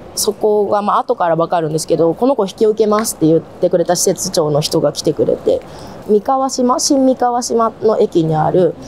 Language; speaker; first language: Japanese; native; Japanese